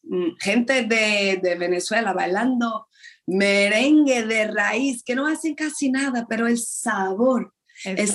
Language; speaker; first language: Spanish; non-native, fluent; Portuguese